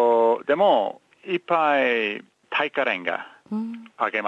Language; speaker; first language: Japanese; non-native, learner; English